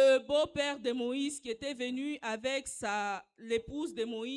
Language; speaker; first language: French; non-native, local second language; Swahili